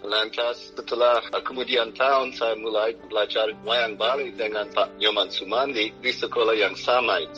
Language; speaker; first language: Indonesian; non-native, fluent; English